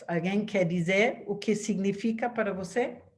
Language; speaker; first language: Portuguese; non-native, fluent; German